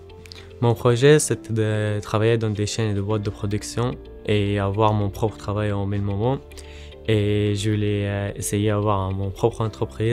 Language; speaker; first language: French; non-native, learner; Arabic